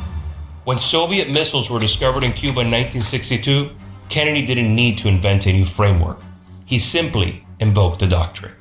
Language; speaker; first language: English; native; English